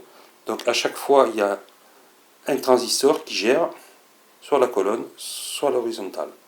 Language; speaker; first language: French; native; French